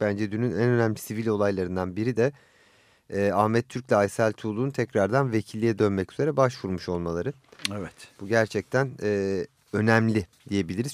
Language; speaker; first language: Turkish; native; Turkish